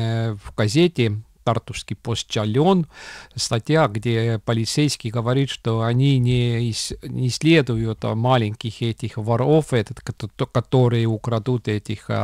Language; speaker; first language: Russian; non-native, local second language; Estonian